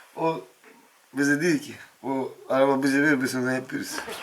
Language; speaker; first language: Turkish; non-native, learner; Ukrainian